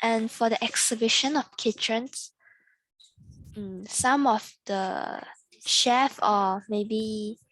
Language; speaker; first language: English; non-native, learner; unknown